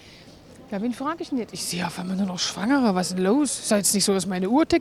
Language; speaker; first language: German; native; German